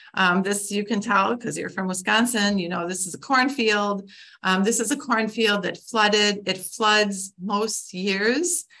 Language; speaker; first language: English; native; English